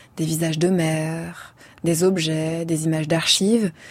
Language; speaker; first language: French; native; French